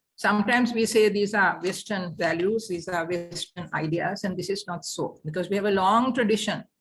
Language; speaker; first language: English; non-native, local second language; Sinhala